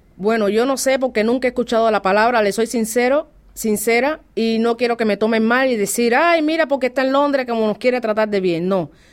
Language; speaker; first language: Spanish; native; Spanish